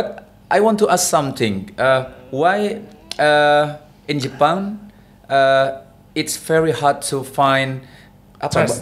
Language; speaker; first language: English; non-native, learner; Indonesian